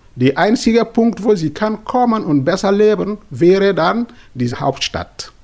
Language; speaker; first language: German; non-native, learner; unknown